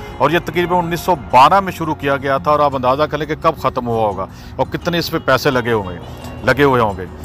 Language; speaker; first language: Urdu; native; Urdu